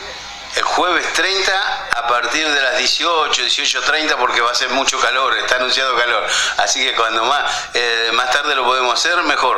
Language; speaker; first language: Spanish; native; Spanish